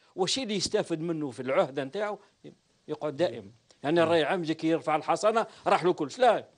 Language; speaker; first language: Arabic; native; Arabic